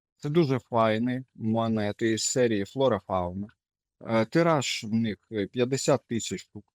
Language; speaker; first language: Ukrainian; native; Ukrainian